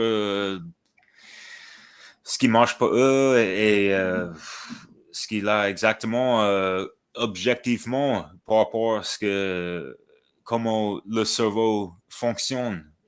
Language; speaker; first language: French; non-native, fluent; English